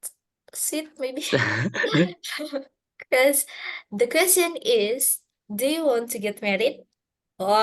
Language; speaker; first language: English; non-native, learner; Indonesian